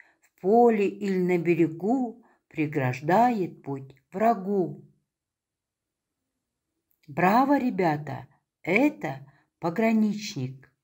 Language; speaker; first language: Russian; non-native, local second language; Kazakh